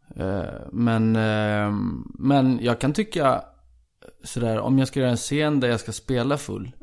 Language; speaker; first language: Swedish; early bilingual, other home language; Icelandic